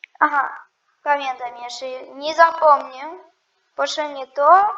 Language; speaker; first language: Polish; non-native, learner; Ukrainian